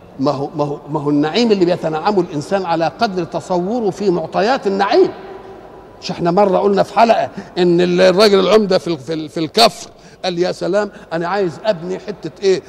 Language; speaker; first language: Arabic; native; Arabic